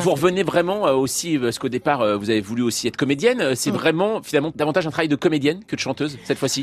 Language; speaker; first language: French; native; French